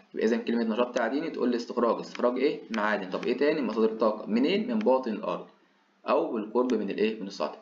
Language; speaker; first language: Arabic; native; Arabic